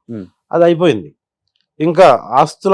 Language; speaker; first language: Telugu; native; Telugu